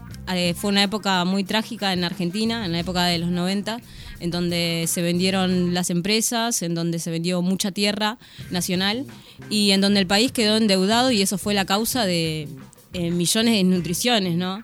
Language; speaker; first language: Spanish; native; Spanish